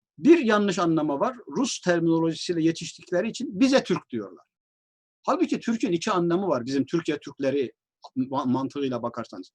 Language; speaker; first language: Turkish; native; Turkish